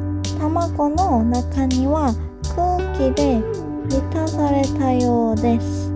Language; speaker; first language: Japanese; non-native, fluent; Korean